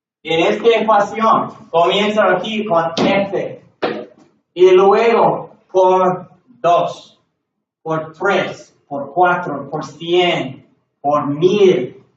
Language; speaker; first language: Spanish; non-native, learner; English